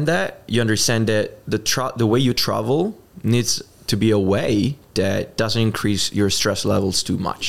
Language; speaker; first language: English; non-native, fluent; Italian